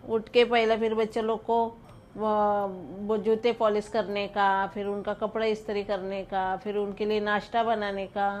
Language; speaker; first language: Hindi; non-native, local second language; Marathi